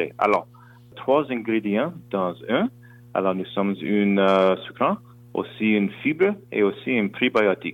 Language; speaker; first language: French; non-native, local second language; English